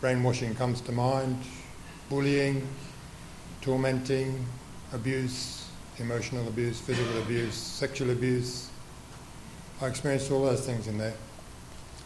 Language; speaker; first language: English; native; English